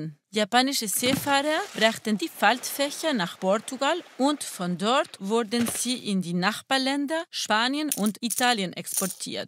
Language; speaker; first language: German; non-native, fluent; Spanish